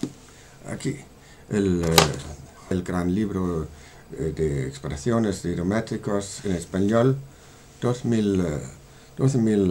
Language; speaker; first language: Spanish; non-native, fluent; Danish